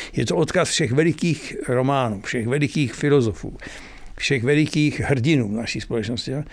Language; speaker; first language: Czech; native; Czech